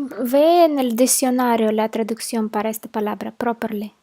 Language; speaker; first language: Spanish; non-native, fluent; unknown